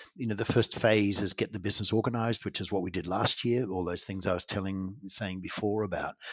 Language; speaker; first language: English; native; English